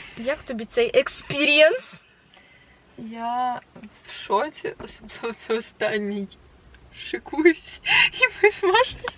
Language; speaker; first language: Ukrainian; non-native, local second language; Russian